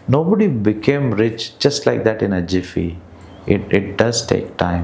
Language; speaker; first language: English; non-native, local second language; Kannada